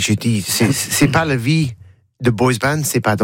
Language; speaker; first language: French; non-native, learner; English